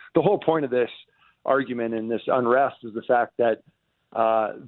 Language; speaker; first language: English; native; English